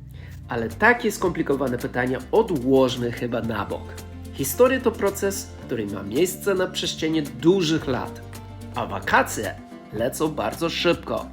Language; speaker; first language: Polish; non-native, fluent; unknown